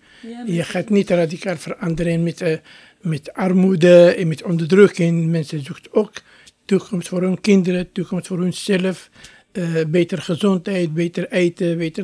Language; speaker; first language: Dutch; non-native, fluent; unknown